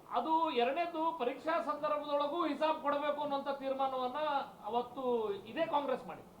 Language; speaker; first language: Kannada; native; Kannada